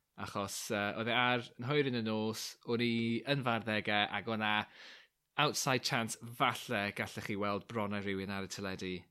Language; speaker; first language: Welsh; non-native, local second language; English